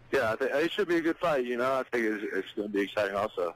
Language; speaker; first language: English; native; English